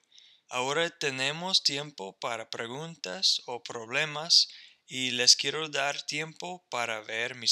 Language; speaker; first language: Spanish; non-native, fluent; English